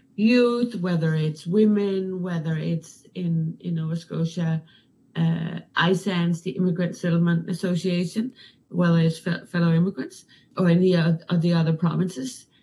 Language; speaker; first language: English; non-native, fluent; Danish